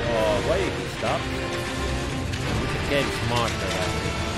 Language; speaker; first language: English; non-native, fluent; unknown